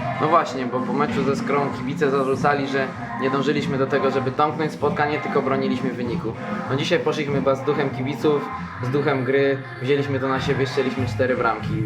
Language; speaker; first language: Polish; native; Polish